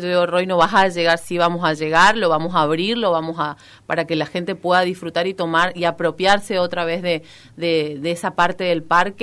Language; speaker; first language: Spanish; native; Spanish